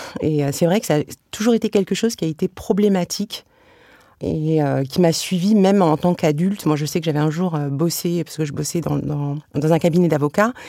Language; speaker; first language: French; early bilingual, other home language; Arabic